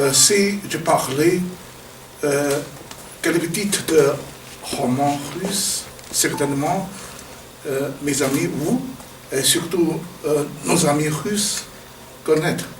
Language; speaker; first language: French; non-native, learner; Chinese